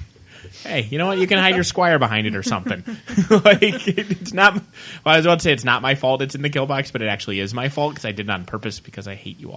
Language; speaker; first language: English; native; English